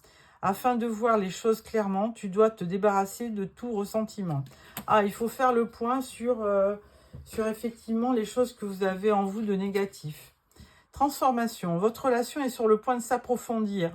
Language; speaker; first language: French; native; French